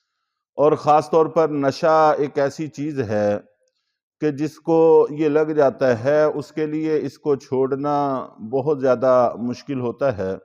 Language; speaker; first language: Urdu; native; Urdu